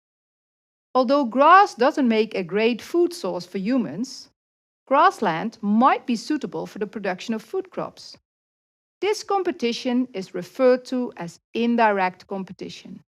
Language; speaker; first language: English; non-native, fluent; Dutch